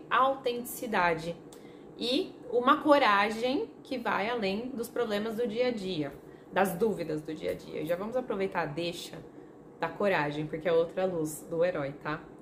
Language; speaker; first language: Portuguese; non-native, fluent; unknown